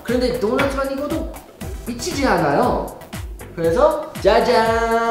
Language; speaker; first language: Korean; non-native, fluent; English